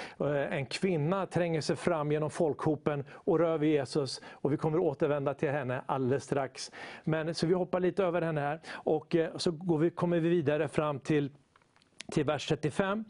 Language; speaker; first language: Swedish; native; Swedish